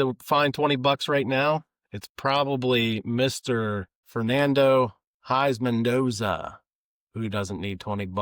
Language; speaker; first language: English; native; English